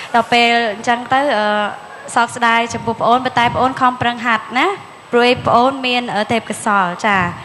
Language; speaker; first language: Khmer; native; Khmer